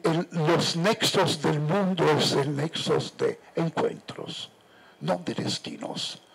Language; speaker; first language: Spanish; non-native, fluent; Italian